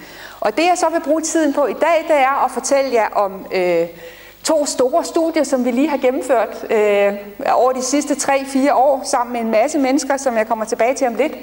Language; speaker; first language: Danish; native; Danish